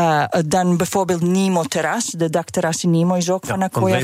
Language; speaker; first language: Dutch; non-native, fluent; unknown